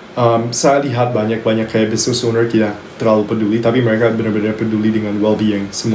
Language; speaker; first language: Indonesian; non-native, local second language; English